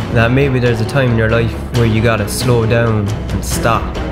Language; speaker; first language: English; native; English